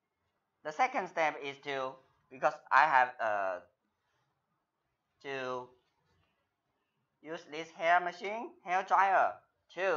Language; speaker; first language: English; non-native, fluent; Chinese